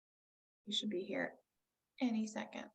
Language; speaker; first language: English; native; English